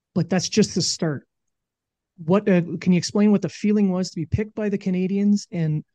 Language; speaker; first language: English; native; English